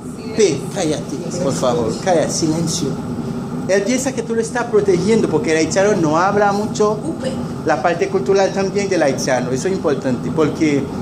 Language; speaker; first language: Spanish; non-native, fluent; Haitian Creole